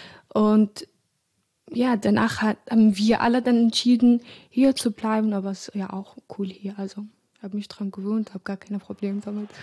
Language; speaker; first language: German; early bilingual, other home language; Arabic